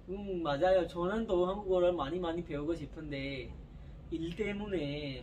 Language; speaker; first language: Korean; non-native, learner; Urdu